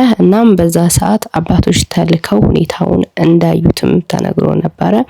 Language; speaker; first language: Amharic; native; Amharic